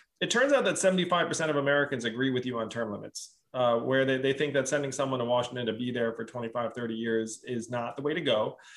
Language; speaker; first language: English; native; English